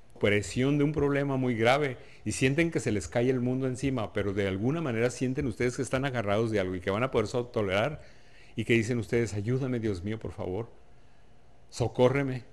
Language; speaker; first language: Spanish; native; Spanish